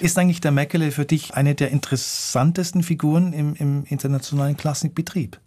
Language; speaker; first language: German; native; German